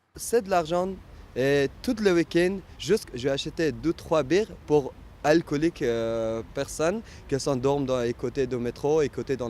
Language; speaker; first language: French; non-native, learner; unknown